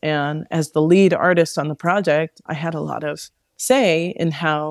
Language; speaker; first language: English; native; English